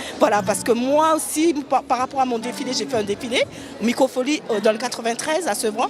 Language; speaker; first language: French; native; French